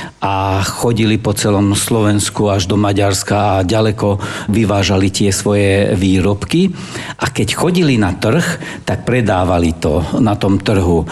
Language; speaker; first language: Slovak; non-native, local second language; German